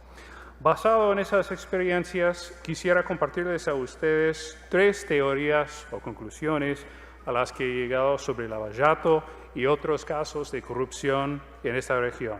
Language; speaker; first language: Spanish; non-native, fluent; English